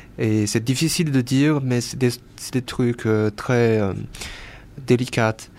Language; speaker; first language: French; non-native, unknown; Chinese